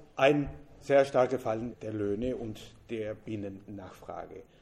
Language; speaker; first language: German; non-native, fluent; Spanish